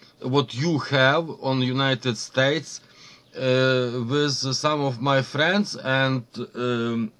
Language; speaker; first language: English; non-native, learner; Ukrainian